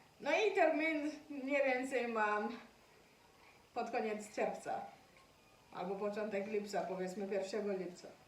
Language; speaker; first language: Polish; non-native, learner; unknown